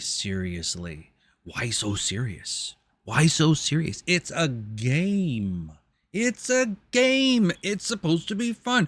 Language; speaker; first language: English; native; English